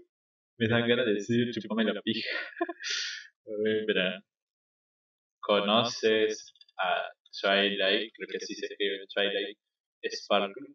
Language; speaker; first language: Spanish; native; Spanish